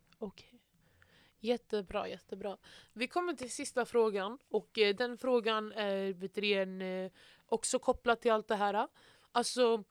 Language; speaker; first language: Swedish; early bilingual, other home language; Arabic